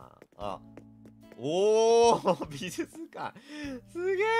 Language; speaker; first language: Japanese; native; Japanese